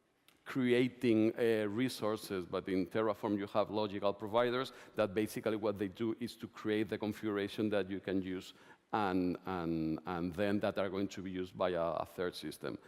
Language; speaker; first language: English; non-native, fluent; Spanish